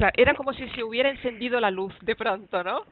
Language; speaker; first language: Spanish; native; Spanish